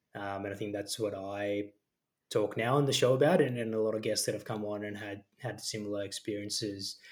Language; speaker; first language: English; early bilingual, other home language; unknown